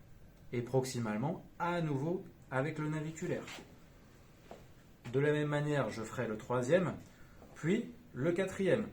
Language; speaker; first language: French; native; French